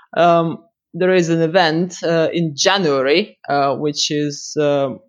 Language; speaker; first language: English; non-native, fluent; Russian